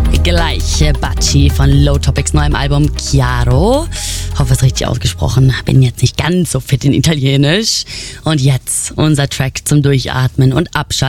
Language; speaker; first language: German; native; German